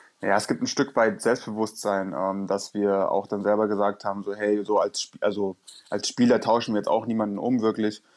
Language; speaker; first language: German; native; German